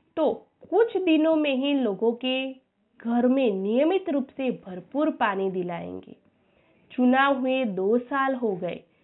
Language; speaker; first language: Hindi; non-native, local second language; Gujarati